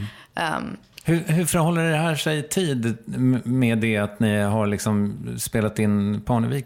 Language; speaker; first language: Swedish; native; Swedish